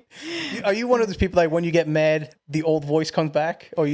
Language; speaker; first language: English; native; English